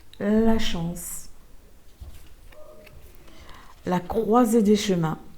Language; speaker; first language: French; native; French